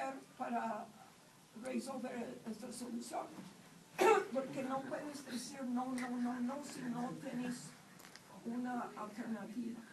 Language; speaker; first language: Spanish; non-native, fluent; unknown